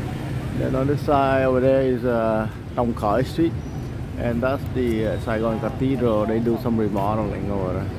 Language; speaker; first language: English; non-native, learner; Vietnamese